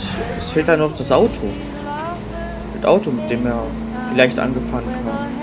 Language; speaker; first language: German; native; German